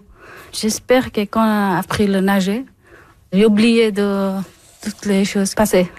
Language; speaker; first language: French; non-native, learner; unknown